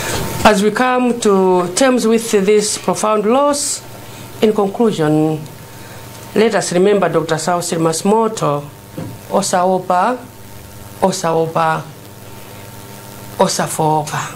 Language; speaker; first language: English; non-native, local second language; Nyanja